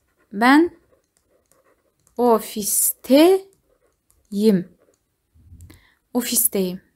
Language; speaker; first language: Turkish; non-native, fluent; Kazakh